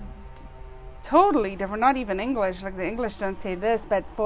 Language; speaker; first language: English; native; English